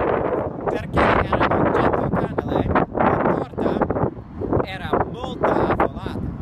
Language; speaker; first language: Italian; non-native, learner; English